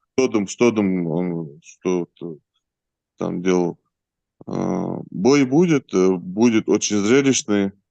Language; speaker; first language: Russian; native; Russian